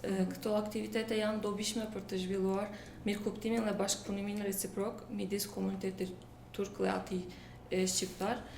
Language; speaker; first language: Albanian; non-native, local second language; Turkish